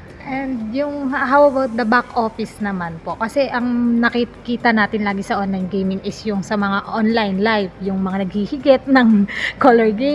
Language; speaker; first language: Filipino; native; Filipino